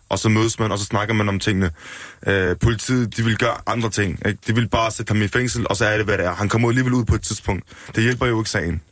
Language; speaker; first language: Danish; early bilingual, other home language; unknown